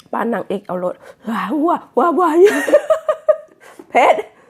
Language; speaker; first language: Thai; native; Thai